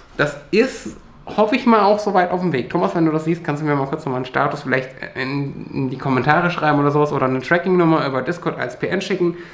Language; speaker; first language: German; native; German